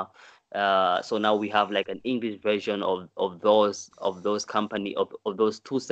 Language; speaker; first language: English; non-native, local second language; Swahili